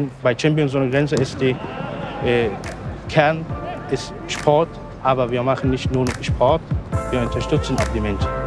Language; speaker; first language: German; non-native, learner; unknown